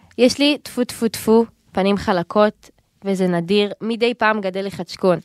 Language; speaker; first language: Hebrew; native; Hebrew